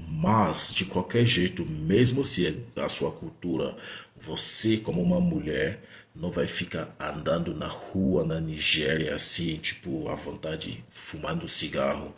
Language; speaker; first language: Portuguese; non-native, fluent; Igbo